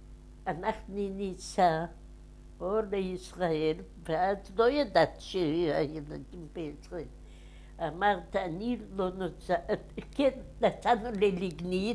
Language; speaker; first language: Hebrew; non-native, fluent; Yiddish